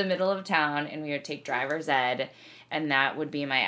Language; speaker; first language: English; native; English